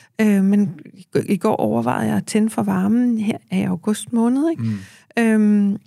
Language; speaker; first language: Danish; native; Danish